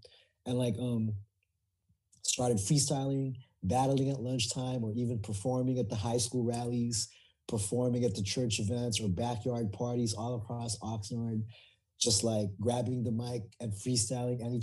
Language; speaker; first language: English; early bilingual, other home language; Filipino